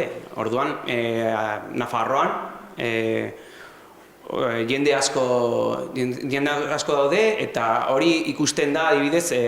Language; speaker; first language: Basque; non-native, local second language; Spanish